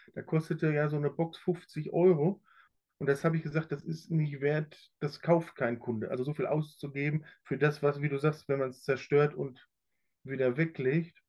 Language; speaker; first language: German; native; German